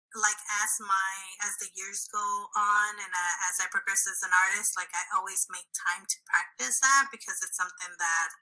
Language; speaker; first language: English; early bilingual, other home language; Spanish